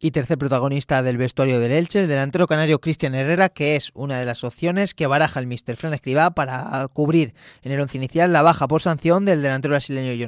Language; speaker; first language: Spanish; native; Spanish